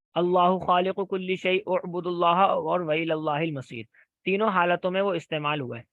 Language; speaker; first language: Urdu; native; Urdu